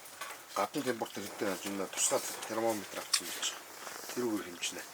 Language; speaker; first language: Mongolian; native; Mongolian